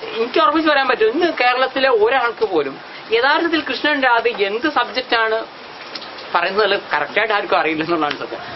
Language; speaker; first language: Malayalam; non-native, local second language; Hindi